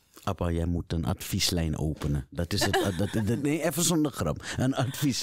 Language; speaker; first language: Dutch; native; Dutch